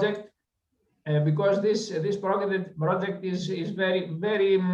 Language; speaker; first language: English; non-native, learner; Greek